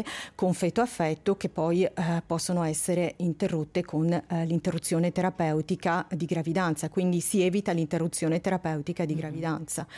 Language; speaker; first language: Italian; native; Italian